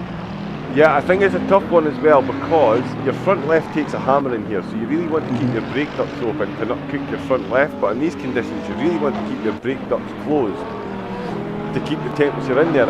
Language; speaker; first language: English; native; English